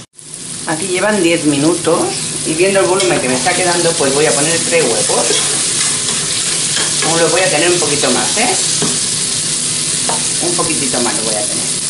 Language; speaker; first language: Spanish; native; Spanish